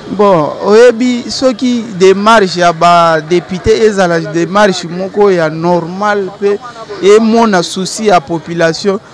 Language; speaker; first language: Lingala; native; Lingala